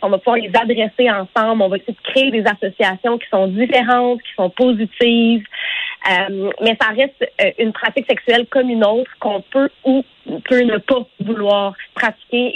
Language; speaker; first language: French; native; French